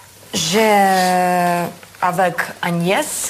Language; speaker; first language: French; non-native, learner; Russian